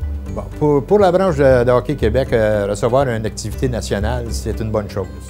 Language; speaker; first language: French; native; French